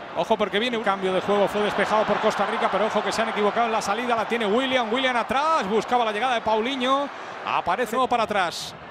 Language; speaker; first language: Spanish; native; Spanish